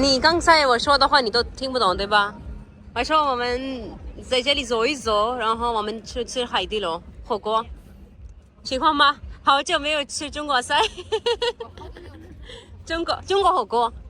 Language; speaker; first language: Chinese; non-native, fluent; Urdu